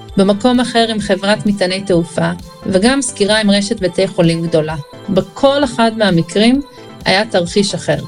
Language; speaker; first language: Hebrew; non-native, fluent; English